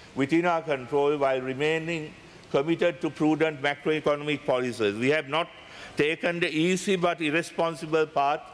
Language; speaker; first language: English; non-native, local second language; Sinhala